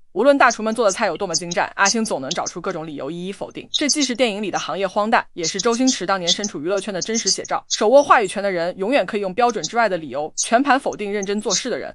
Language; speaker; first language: Chinese; native; Chinese